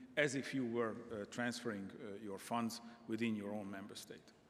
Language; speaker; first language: English; non-native, fluent; Hungarian